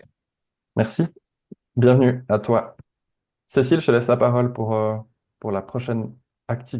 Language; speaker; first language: French; native; French